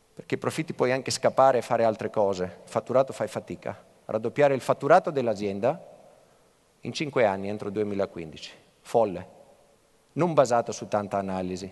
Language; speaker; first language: Italian; non-native, fluent; Greek